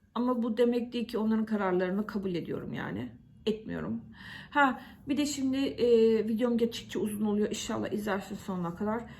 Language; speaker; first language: Turkish; native; Turkish